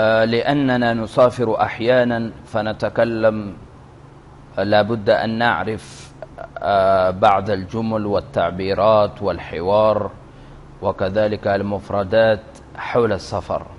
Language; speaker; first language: Arabic; non-native, fluent; Urdu